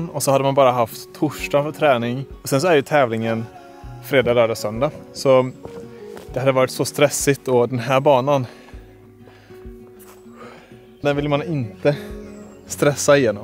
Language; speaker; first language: Swedish; native; Swedish